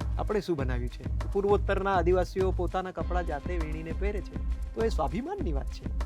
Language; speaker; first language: Gujarati; non-native, local second language; Bhili